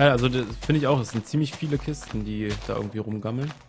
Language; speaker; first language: German; native; German